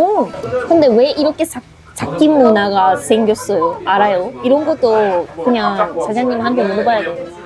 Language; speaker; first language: Korean; non-native, fluent; Japanese